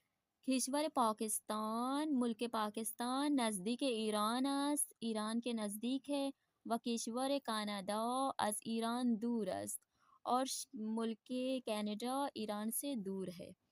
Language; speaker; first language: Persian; non-native, fluent; Urdu